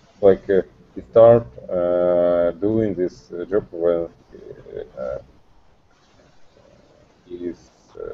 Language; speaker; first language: English; non-native, learner; Russian